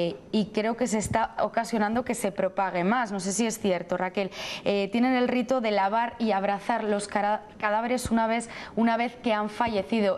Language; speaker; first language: Spanish; native; Spanish